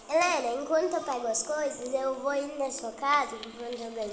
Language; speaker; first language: Portuguese; native; Portuguese